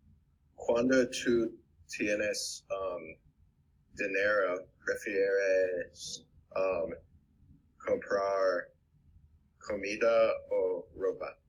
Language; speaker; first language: Spanish; non-native, learner; English